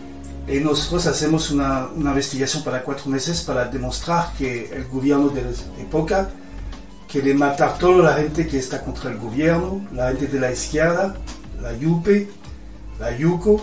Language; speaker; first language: Spanish; non-native, fluent; French